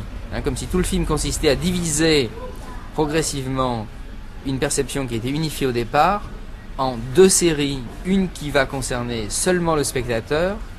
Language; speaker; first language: French; native; French